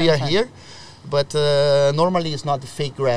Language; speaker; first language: English; non-native, learner; Portuguese